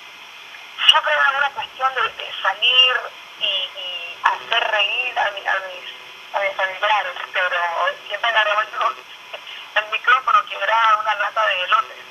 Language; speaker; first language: Spanish; early bilingual, other home language; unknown